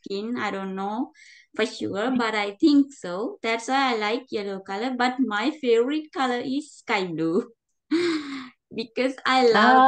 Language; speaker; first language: English; non-native, learner; Sinhala